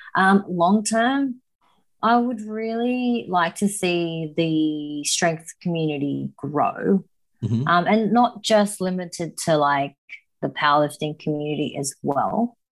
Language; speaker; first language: English; early bilingual, other home language; Japanese